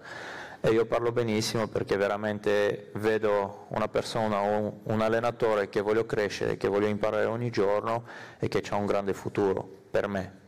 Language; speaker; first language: Italian; non-native, fluent; Armenian